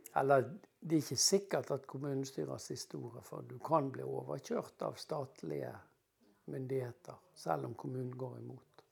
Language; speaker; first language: Norwegian; native; Norwegian